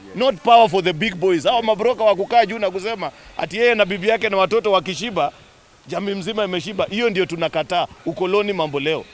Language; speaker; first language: Swahili; non-native, local second language; Kalenjin